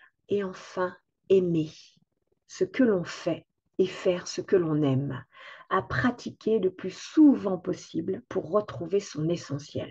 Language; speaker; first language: French; native; French